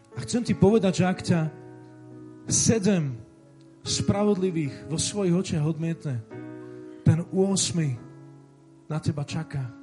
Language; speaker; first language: Slovak; native; Slovak